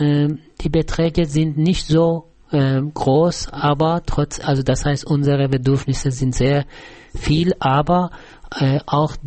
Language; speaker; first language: German; non-native, fluent; Persian